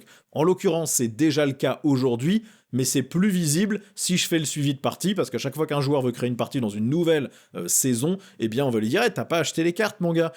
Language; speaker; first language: French; native; French